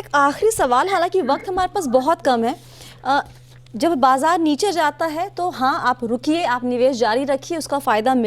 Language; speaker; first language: Hindi; native; Hindi